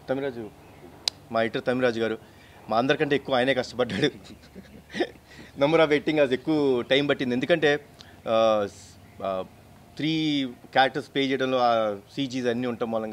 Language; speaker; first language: Telugu; native; Telugu